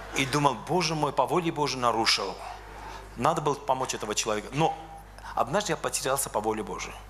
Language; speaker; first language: Russian; non-native, local second language; Armenian